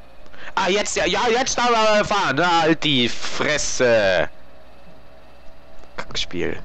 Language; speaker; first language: German; native; German